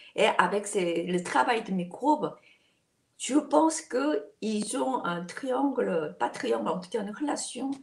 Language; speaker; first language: French; non-native, fluent; Korean